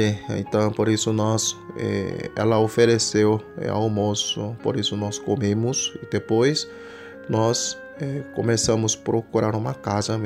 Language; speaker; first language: Portuguese; non-native, fluent; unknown